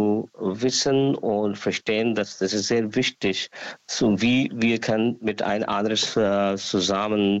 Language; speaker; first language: German; non-native, learner; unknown